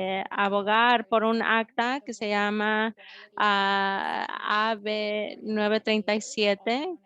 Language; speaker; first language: Spanish; early bilingual, heritage; Spanish